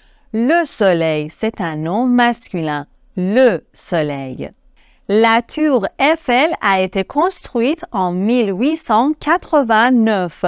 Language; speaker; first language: French; non-native, fluent; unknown